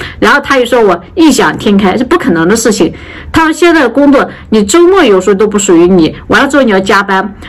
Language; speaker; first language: Chinese; native; Chinese